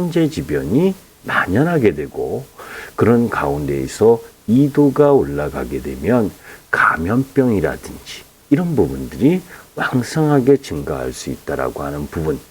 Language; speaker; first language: Korean; native; Korean